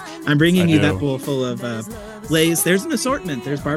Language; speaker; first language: English; native; English